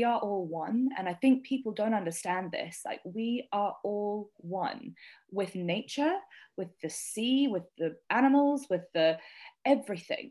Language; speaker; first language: English; native; English